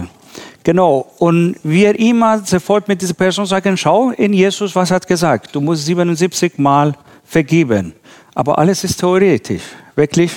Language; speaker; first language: German; non-native, learner; Persian